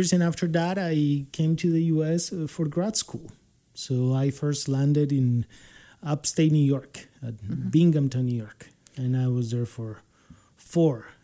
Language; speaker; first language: English; non-native, fluent; Spanish